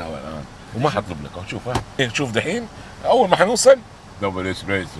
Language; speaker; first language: Arabic; native; Arabic